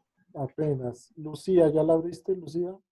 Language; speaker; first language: Spanish; native; Spanish